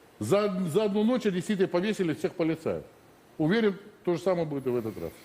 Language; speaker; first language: Russian; native; Russian